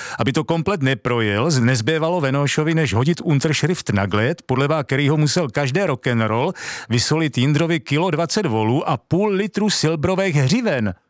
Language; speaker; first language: Czech; native; Czech